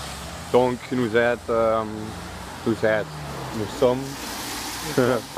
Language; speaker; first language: French; non-native, learner; Dutch